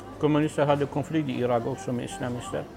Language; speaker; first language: Swedish; non-native, learner; Arabic